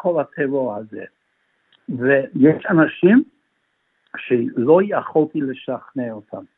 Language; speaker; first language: Hebrew; non-native, fluent; English